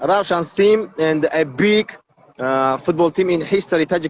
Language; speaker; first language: English; non-native, learner; Tajik